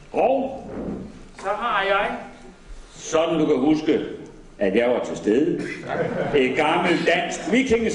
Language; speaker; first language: Danish; native; Danish